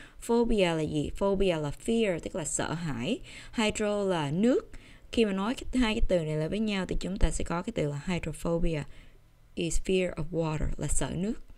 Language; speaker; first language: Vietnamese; early bilingual, heritage; Vietnamese